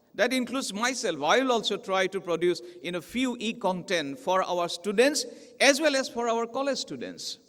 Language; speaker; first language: English; non-native, local second language; Assamese